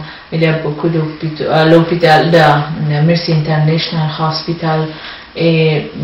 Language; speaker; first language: French; non-native, learner; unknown